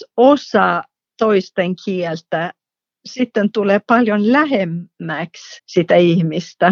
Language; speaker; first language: Finnish; non-native, fluent; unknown